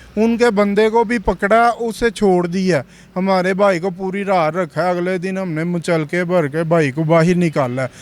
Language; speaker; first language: Urdu; non-native, local second language; Punjabi